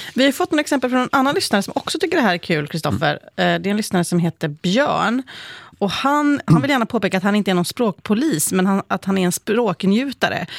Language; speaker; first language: Swedish; native; Swedish